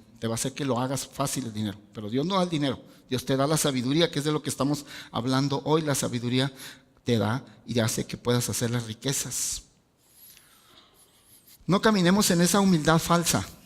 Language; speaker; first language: Spanish; native; Spanish